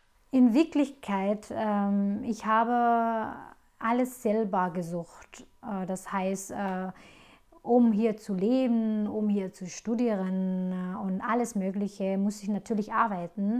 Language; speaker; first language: German; non-native, fluent; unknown